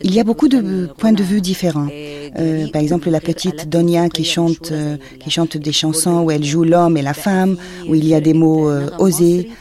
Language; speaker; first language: French; non-native, fluent; Arabic